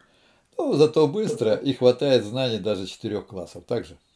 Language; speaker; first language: Russian; native; Russian